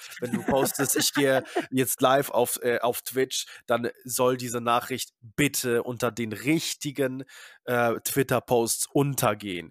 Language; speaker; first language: German; early bilingual, other home language; Polish